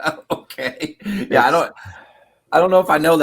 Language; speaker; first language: English; native; English